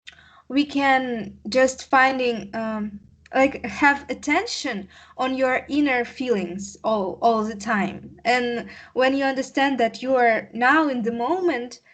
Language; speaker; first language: English; non-native, learner; Russian